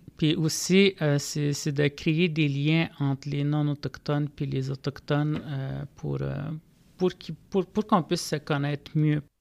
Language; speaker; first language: French; non-native, local second language; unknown